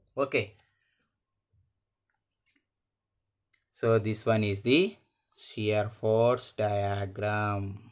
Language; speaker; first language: English; non-native, local second language; Telugu